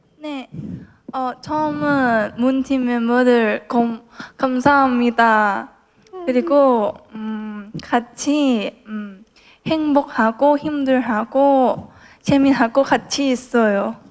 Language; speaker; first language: Korean; non-native, learner; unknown